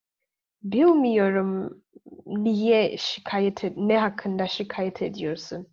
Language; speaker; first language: Turkish; non-native, fluent; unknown